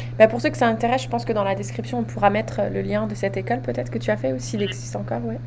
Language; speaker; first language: French; native; French